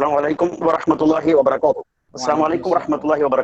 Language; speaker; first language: Arabic; non-native, fluent; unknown